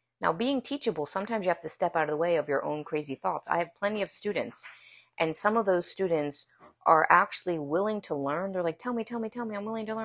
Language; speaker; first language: English; native; English